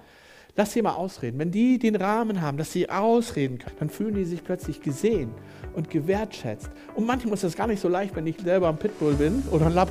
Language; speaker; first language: German; native; German